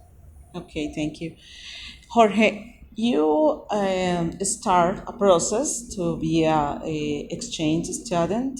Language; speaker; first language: English; non-native, learner; Spanish